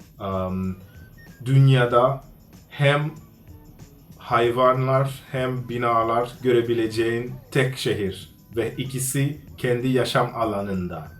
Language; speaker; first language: Turkish; non-native, fluent; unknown